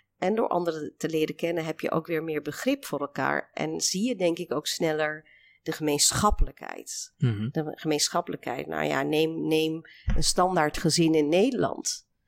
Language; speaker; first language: Dutch; early bilingual, other home language; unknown